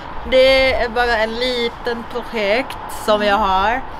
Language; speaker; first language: Swedish; non-native, fluent; Indonesian